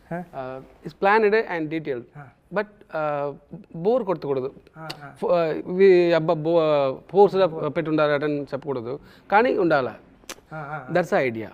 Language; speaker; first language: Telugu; non-native, learner; Tamil